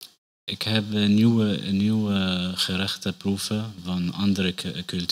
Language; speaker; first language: Dutch; non-native, learner; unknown